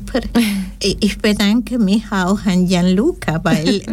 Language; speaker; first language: German; non-native, fluent; Spanish